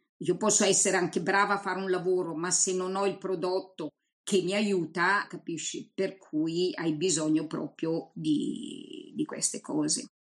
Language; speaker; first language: Italian; native; Italian